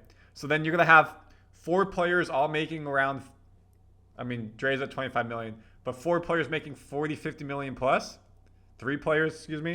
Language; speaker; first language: English; native; English